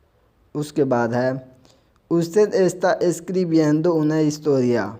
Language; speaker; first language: Spanish; non-native, fluent; Urdu